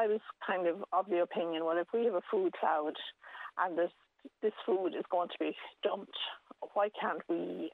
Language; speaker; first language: English; native; English